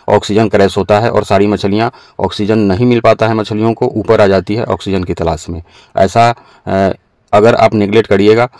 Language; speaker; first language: Hindi; native; Hindi